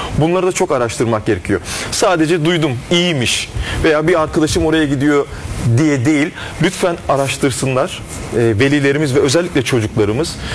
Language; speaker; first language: Turkish; native; Turkish